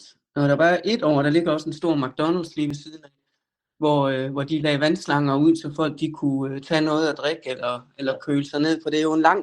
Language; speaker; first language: Danish; native; Danish